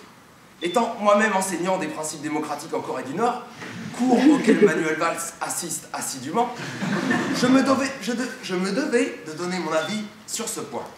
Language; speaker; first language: French; native; French